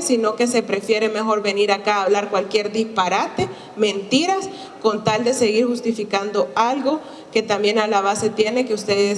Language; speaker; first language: Spanish; native; Spanish